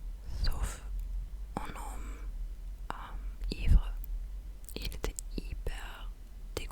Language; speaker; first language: French; non-native, fluent; English